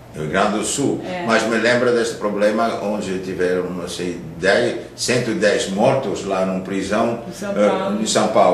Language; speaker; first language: Portuguese; non-native, fluent; Dutch